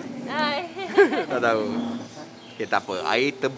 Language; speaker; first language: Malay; non-native, local second language; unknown